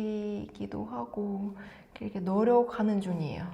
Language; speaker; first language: Korean; non-native, fluent; Russian